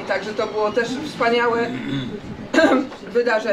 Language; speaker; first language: Polish; native; Polish